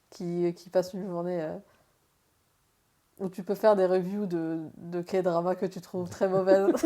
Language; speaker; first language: French; native; French